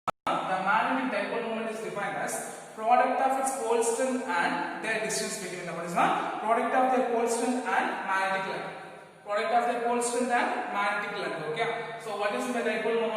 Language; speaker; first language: English; non-native, local second language; Tamil